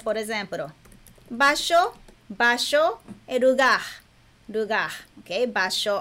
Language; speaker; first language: Portuguese; non-native, fluent; Japanese